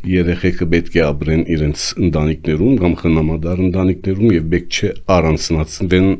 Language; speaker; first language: Armenian; native; Armenian